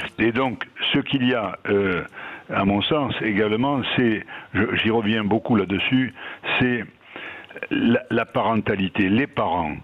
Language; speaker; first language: French; native; French